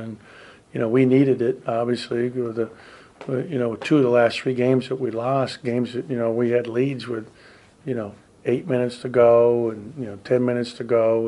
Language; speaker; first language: English; native; English